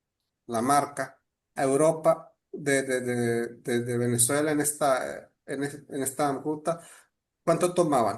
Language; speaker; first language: Spanish; native; Spanish